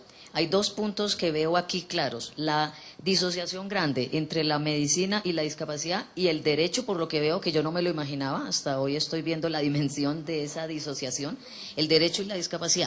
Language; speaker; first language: Spanish; native; Spanish